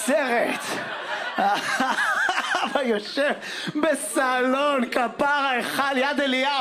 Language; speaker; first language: Hebrew; native; Hebrew